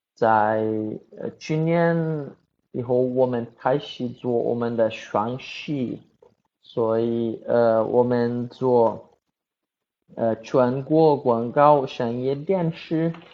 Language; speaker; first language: Chinese; non-native, learner; Portuguese